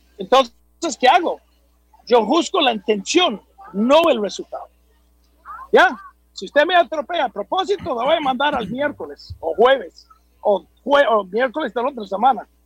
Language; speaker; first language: Spanish; non-native, fluent; English